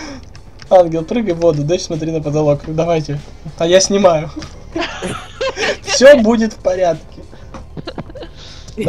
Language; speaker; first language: Russian; native; Russian